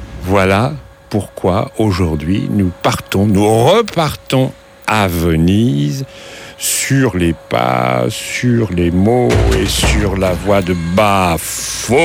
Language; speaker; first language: French; native; French